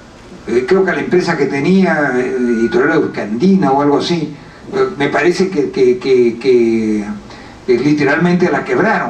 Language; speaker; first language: Spanish; native; Spanish